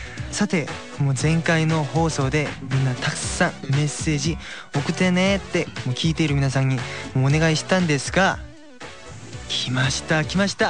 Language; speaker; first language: Japanese; non-native, fluent; Korean